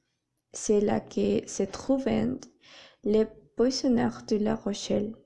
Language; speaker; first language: French; non-native, learner; Spanish